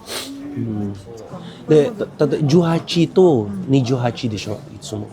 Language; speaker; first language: Japanese; non-native, learner; Filipino